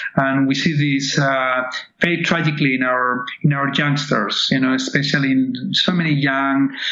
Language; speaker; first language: English; non-native, fluent; Spanish